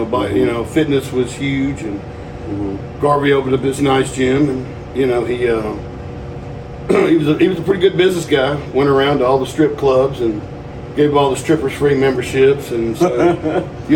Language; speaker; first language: English; native; English